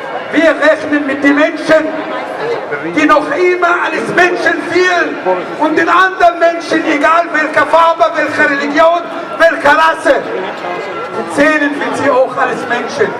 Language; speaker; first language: German; non-native, learner; Arabic